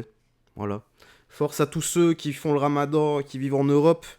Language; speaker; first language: French; native; French